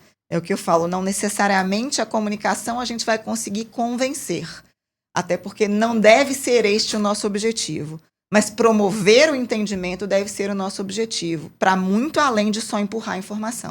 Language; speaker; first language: Portuguese; native; Portuguese